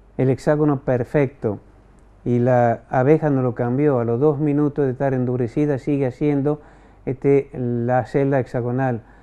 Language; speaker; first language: Spanish; non-native, fluent; French